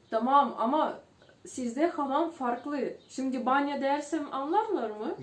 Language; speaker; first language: Turkish; non-native, fluent; Russian